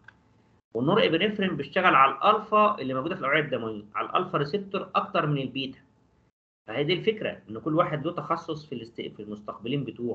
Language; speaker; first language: Arabic; native; Arabic